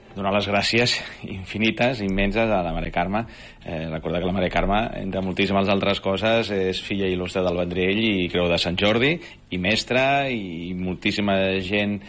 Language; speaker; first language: Catalan; native; Catalan